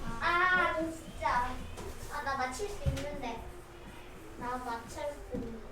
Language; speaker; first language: Korean; native; Korean